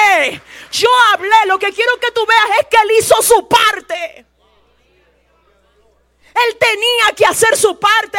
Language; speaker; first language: Spanish; native; Spanish